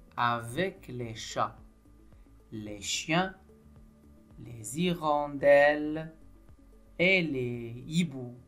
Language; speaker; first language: French; non-native, local second language; Arabic